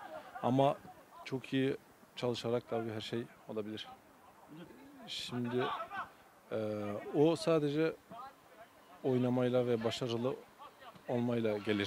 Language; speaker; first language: Turkish; early bilingual, other home language; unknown